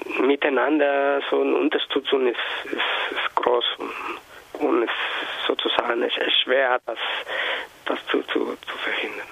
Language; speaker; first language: German; non-native, learner; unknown